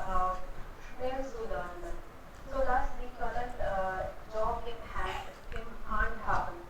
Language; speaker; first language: German; non-native, fluent; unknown